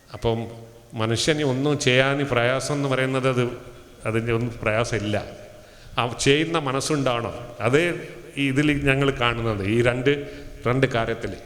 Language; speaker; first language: Malayalam; non-native, local second language; Tulu